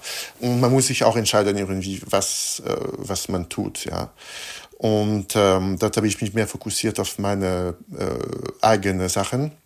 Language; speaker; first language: German; non-native, fluent; French